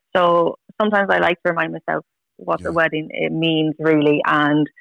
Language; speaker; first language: English; native; English